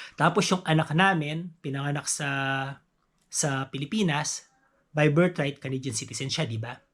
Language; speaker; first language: Filipino; native; Filipino